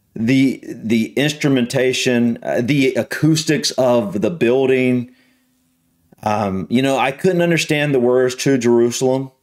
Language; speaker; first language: English; native; English